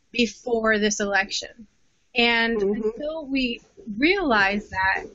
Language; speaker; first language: English; native; English